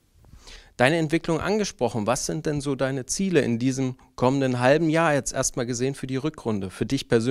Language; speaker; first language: German; native; German